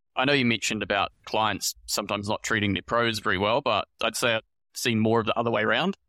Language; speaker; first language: English; native; English